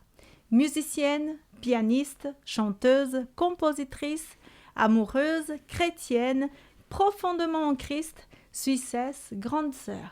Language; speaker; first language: French; native; French